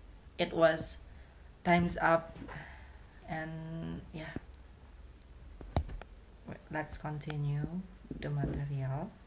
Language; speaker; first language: English; non-native, learner; Indonesian